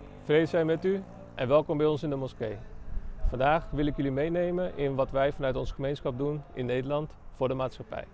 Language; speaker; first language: Dutch; non-native, fluent; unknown